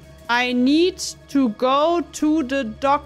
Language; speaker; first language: English; non-native, learner; German